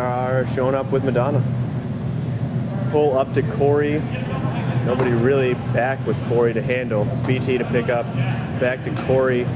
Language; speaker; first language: English; native; English